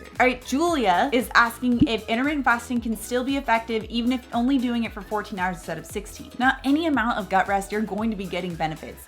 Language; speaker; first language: English; native; English